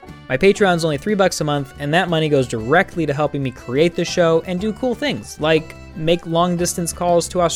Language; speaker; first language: English; native; English